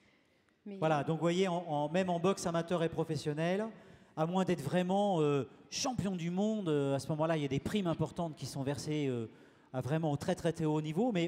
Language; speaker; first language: French; native; French